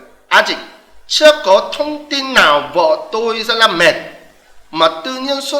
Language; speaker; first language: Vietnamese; non-native, fluent; Korean